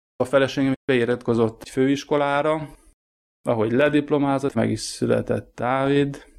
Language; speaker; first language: Hungarian; native; Hungarian